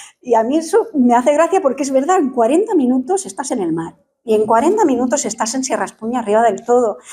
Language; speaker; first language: Spanish; non-native, fluent; English